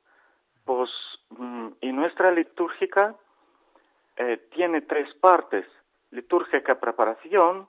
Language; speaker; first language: Spanish; non-native, learner; Ukrainian